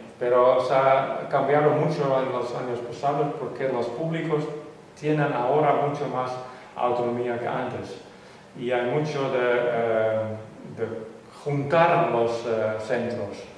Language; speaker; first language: Spanish; non-native, fluent; Dutch